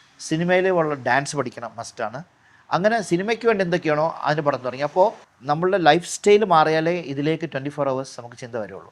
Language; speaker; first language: Malayalam; early bilingual, heritage; Malayalam